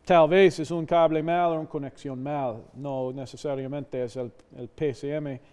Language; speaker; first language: Spanish; non-native, fluent; English